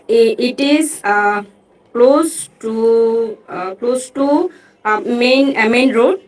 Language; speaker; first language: English; non-native, learner; Bangla